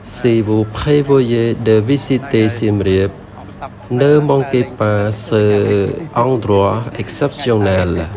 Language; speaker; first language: French; non-native, learner; Khmer